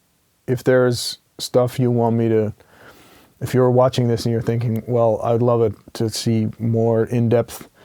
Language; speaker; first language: English; non-native, fluent; Dutch